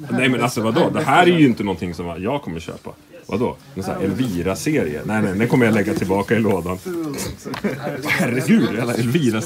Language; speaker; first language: Swedish; native; Swedish